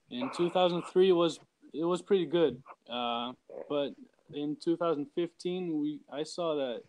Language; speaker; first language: English; early bilingual, heritage; English